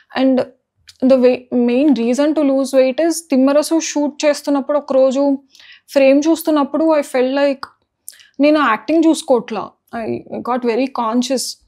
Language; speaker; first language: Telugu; non-native, local second language; Marathi